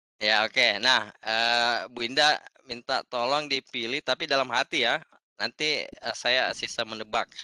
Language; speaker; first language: Indonesian; native; Indonesian